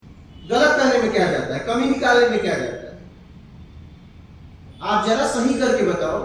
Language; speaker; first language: Hindi; native; Hindi